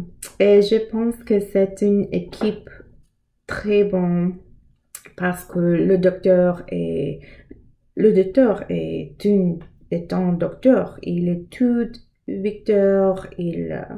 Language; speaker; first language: French; non-native, learner; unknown